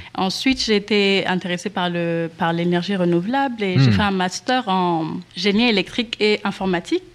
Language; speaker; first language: French; non-native, local second language; Kinyarwanda